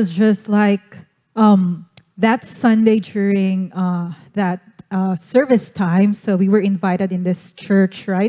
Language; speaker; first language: English; non-native, local second language; Cebuano